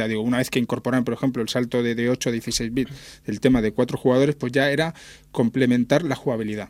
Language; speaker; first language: Spanish; native; Spanish